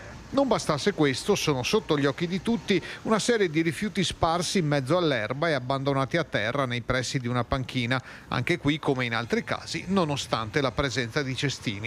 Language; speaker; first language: Italian; native; Italian